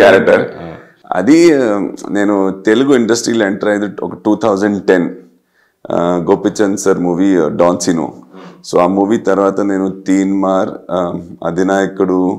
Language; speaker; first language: Telugu; non-native, fluent; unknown